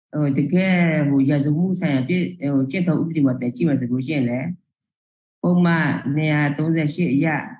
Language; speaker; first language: Burmese; non-native, local second language; Karen languages